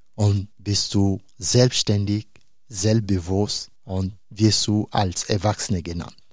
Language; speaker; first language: German; non-native, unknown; Dyula